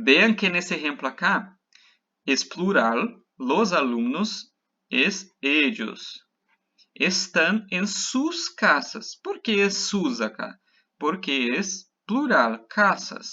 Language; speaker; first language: Spanish; non-native, fluent; Portuguese